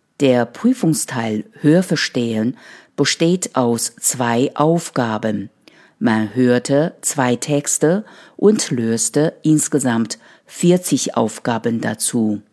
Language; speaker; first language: German; non-native, fluent; Chinese